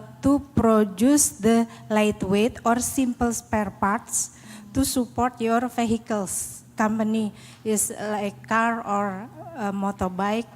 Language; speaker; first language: English; non-native, learner; Indonesian